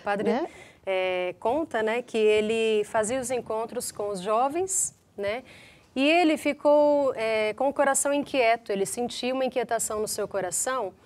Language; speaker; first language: Portuguese; native; Portuguese